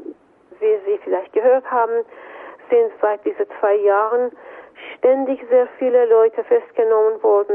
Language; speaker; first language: German; non-native, fluent; Persian